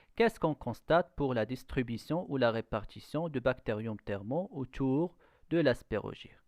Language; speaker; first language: French; non-native, local second language; Arabic